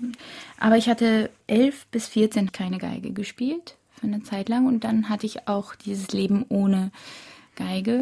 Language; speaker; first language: German; early bilingual, other home language; Korean